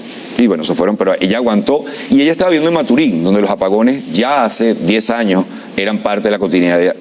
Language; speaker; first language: Spanish; native; Spanish